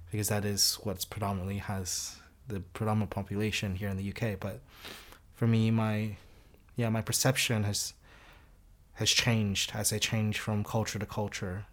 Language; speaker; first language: English; native; English